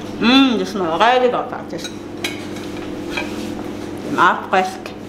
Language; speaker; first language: Danish; non-native, learner; Filipino